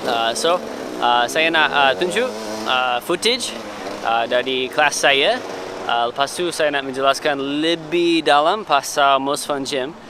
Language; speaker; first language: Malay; non-native, fluent; English